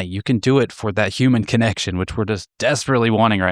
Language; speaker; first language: English; native; English